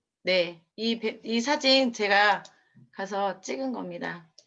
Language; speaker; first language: Korean; native; Korean